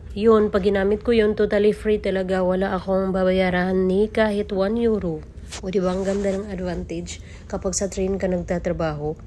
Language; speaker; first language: Filipino; native; Filipino